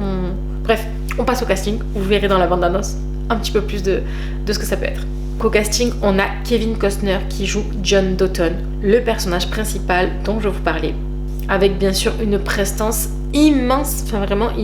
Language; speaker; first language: French; native; French